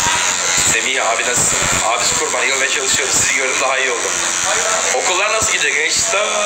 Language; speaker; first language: Turkish; native; Turkish